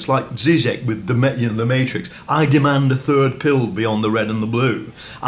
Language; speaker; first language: English; native; English